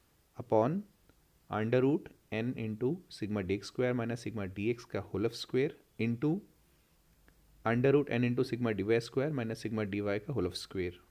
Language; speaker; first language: English; non-native, local second language; Hindi